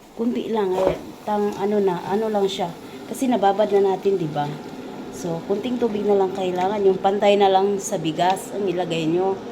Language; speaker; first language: Filipino; non-native, local second language; Cebuano